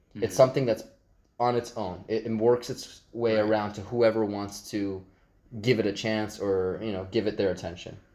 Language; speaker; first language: English; native; English